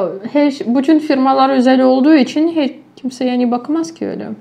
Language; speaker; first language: Turkish; non-native, fluent; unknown